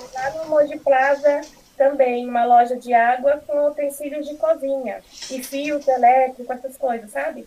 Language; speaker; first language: Portuguese; native; Portuguese